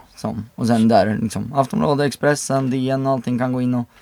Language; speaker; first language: Swedish; native; Swedish